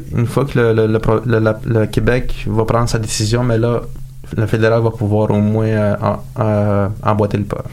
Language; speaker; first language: French; native; French